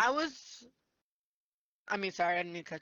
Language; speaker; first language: English; native; English